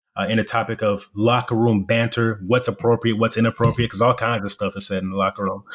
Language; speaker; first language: English; early bilingual, other home language; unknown